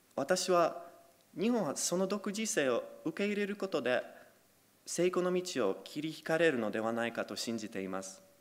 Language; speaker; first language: Japanese; non-native, fluent; Polish